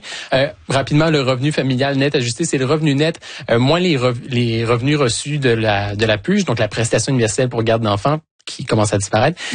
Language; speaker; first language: French; native; French